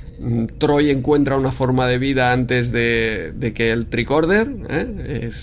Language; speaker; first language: Spanish; native; Spanish